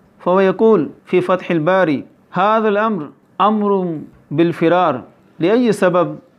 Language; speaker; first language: Arabic; non-native, fluent; Urdu